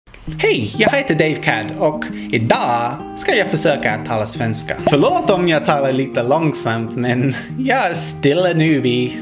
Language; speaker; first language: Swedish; non-native, learner; English